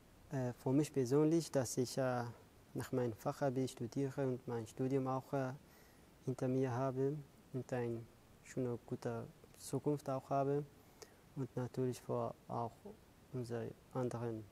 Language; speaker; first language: German; non-native, fluent; Kurdish